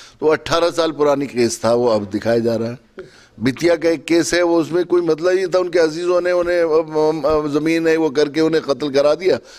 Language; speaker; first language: Urdu; native; Urdu